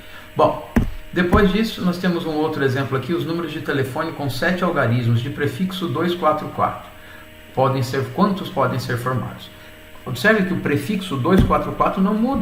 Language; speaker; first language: Portuguese; native; Portuguese